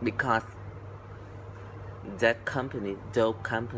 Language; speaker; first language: English; non-native, learner; Vietnamese